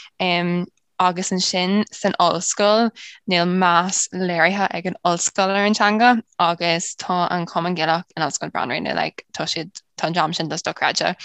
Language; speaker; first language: Irish; non-native, local second language; English